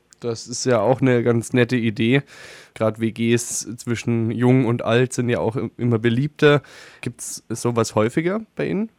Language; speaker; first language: German; native; German